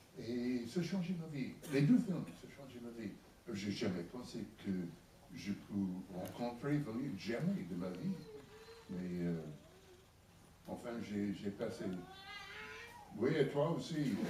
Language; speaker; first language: French; non-native, learner; English